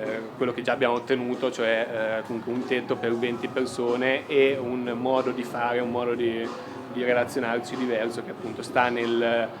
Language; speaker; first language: Italian; native; Italian